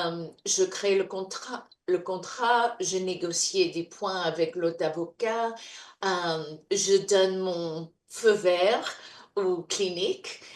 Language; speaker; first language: French; non-native, fluent; English